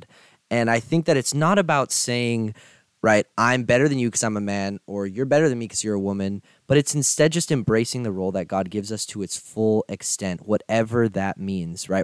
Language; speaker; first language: English; native; English